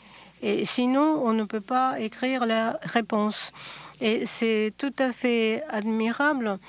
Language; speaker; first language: French; non-native, fluent; Japanese